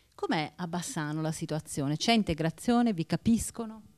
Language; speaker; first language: Italian; native; Italian